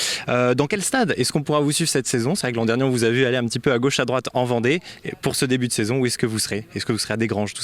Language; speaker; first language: French; native; French